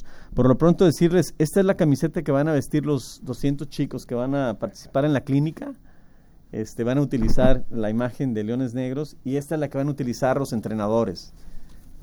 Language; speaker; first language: Spanish; native; Spanish